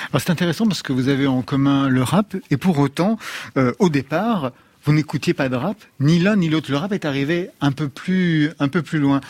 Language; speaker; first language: French; native; French